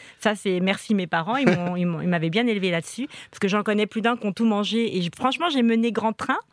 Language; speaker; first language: French; native; French